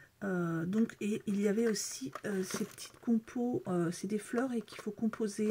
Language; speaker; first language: French; native; French